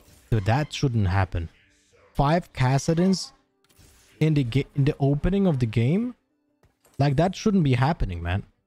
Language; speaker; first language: English; non-native, fluent; Polish